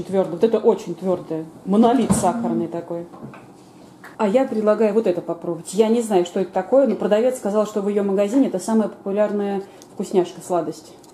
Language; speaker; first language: Russian; native; Russian